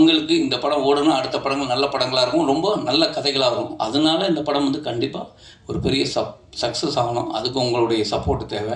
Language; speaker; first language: Tamil; native; Tamil